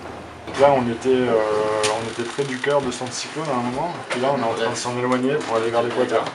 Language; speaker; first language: French; native; French